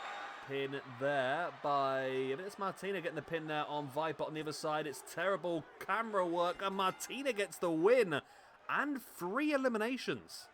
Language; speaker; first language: English; native; English